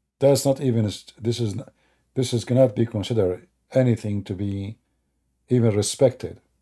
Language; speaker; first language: English; non-native, fluent; Arabic